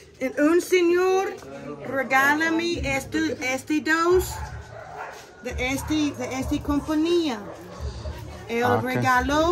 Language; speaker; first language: Spanish; non-native, learner; English